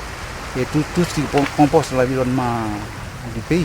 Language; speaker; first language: French; non-native, local second language; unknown